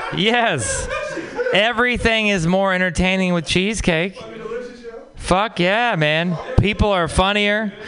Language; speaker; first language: English; native; English